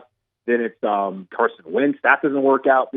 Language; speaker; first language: English; native; English